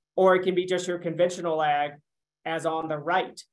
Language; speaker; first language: English; native; English